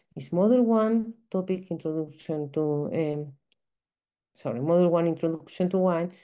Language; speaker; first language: English; non-native, fluent; Spanish